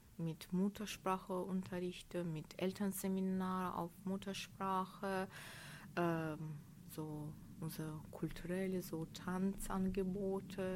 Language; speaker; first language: German; non-native, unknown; Azerbaijani